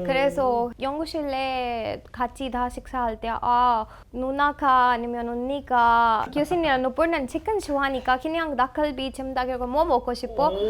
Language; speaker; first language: Korean; non-native, learner; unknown